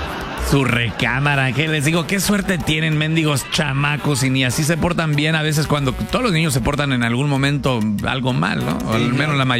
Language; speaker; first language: Spanish; native; Spanish